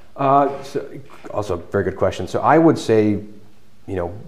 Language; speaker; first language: English; native; English